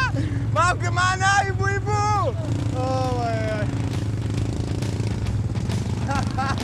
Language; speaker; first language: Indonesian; non-native, learner; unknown